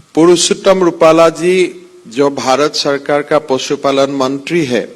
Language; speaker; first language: Hindi; non-native, local second language; Assamese